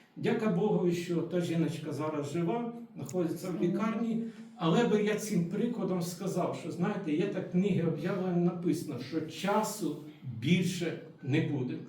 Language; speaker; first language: Ukrainian; non-native, local second language; Russian